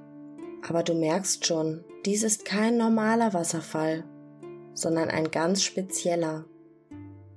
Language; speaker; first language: German; native; German